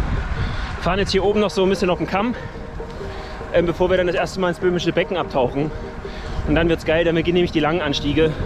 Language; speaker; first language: German; native; German